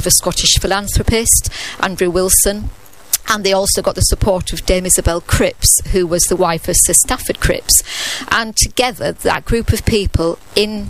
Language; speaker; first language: English; native; English